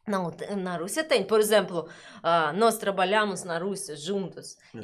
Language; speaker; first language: Portuguese; non-native, learner; Russian